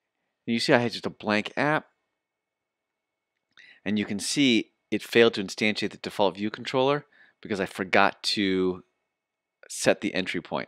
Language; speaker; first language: English; native; English